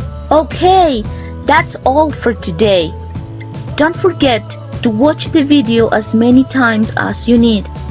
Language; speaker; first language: English; non-native, fluent; Spanish